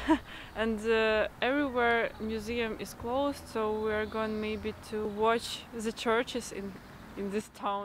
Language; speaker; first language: English; non-native, fluent; Ukrainian